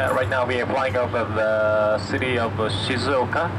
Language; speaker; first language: English; non-native, fluent; Japanese